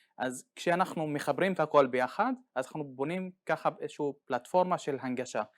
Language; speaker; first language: Hebrew; non-native, local second language; Arabic